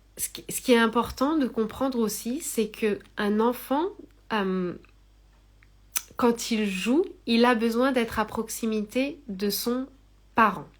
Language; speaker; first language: French; native; French